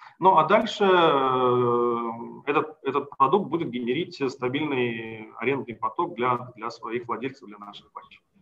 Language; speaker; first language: Russian; native; Russian